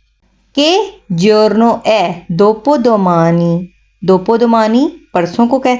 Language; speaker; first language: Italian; non-native, fluent; Urdu